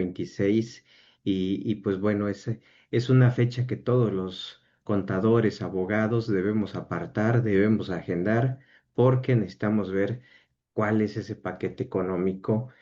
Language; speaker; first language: Spanish; native; Spanish